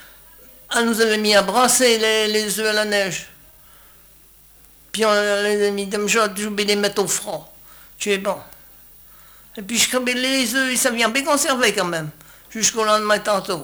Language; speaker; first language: French; native; French